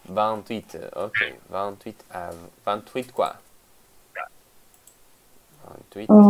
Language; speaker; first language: French; non-native, fluent; Spanish